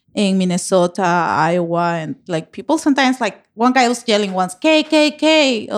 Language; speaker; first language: English; non-native, fluent; Spanish